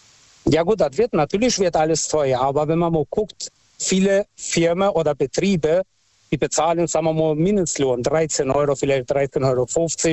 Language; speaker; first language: German; non-native, local second language; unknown